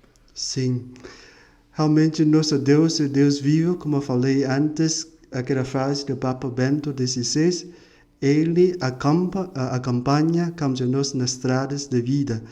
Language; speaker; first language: Portuguese; non-native, fluent; Vietnamese